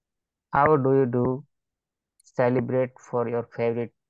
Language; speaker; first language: English; non-native, learner; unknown